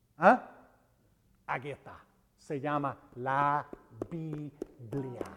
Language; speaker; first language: Spanish; native; Spanish